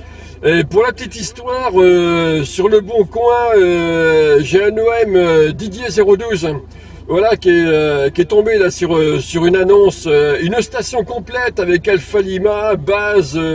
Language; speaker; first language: French; native; French